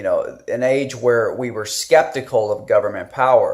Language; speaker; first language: English; native; English